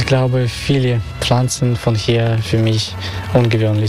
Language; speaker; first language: German; non-native, fluent; Russian